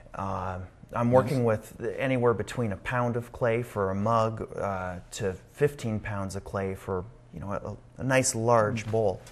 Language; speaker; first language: English; native; English